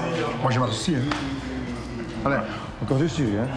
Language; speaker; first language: French; non-native, local second language; Dutch